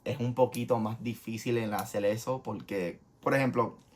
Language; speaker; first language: Spanish; early bilingual, heritage; Spanish